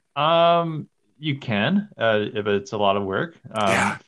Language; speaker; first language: English; native; English